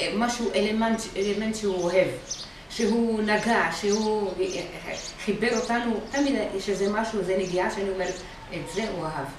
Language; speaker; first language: Hebrew; non-native, fluent; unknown